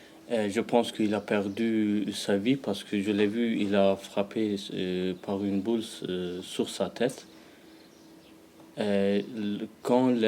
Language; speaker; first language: French; non-native, learner; Pashto